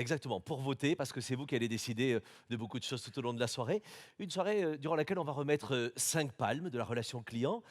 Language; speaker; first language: French; native; French